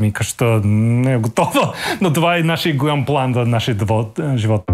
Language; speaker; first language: Bulgarian; non-native, learner; English